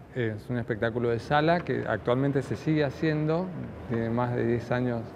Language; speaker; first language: Spanish; native; Spanish